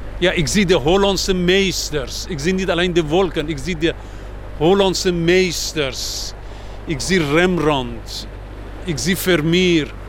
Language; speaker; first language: Dutch; non-native, fluent; Persian